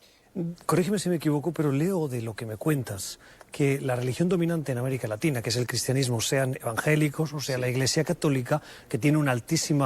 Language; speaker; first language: Spanish; native; Spanish